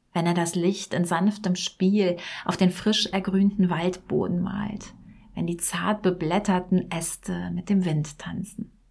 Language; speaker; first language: German; native; German